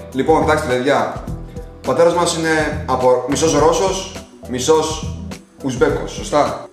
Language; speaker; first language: Greek; early bilingual, other home language; Russian